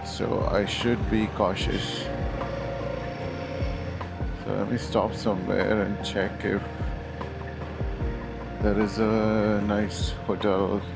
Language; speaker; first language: English; non-native, local second language; Malayalam